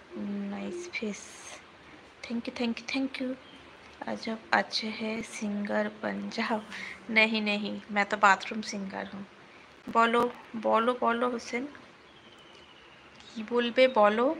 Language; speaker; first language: Hindi; non-native, local second language; Bangla